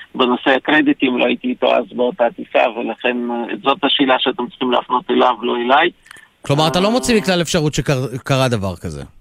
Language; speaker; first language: Hebrew; early bilingual, other home language; Ukrainian